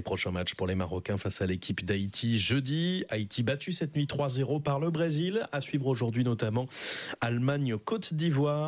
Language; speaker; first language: French; native; French